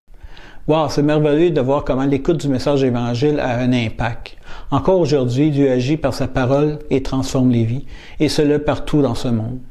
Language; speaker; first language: French; native; French